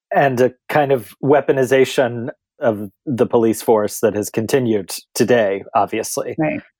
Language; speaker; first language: English; native; English